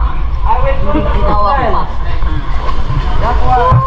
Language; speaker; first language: English; non-native, local second language; Filipino